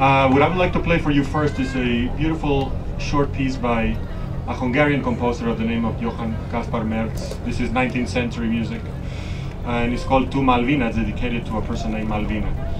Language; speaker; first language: English; non-native, fluent; Spanish